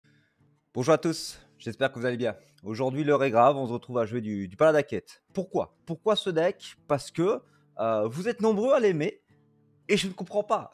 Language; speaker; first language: French; native; French